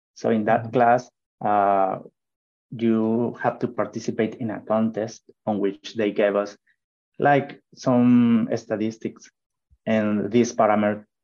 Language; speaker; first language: English; non-native, fluent; Spanish